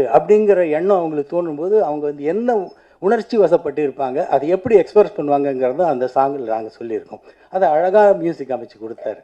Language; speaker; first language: Tamil; native; Tamil